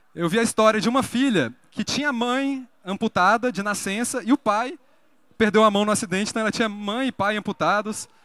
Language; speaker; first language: Portuguese; native; Portuguese